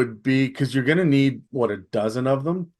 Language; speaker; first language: English; native; English